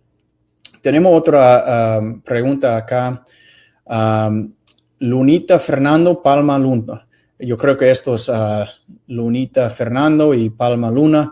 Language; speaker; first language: Spanish; non-native, fluent; English